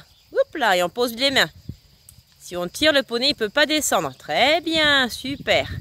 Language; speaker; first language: French; native; French